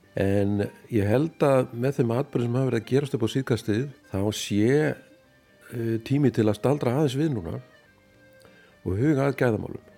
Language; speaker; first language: Icelandic; native; Icelandic